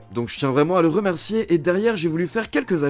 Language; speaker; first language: French; native; French